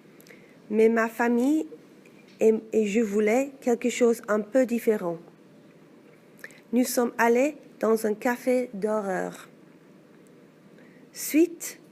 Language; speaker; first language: French; non-native, learner; English